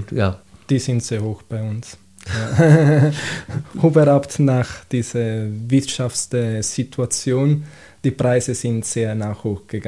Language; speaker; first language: German; non-native, fluent; Italian